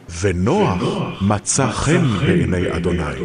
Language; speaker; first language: Hebrew; non-native, learner; Portuguese